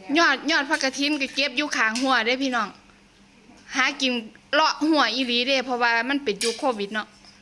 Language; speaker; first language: Thai; native; Thai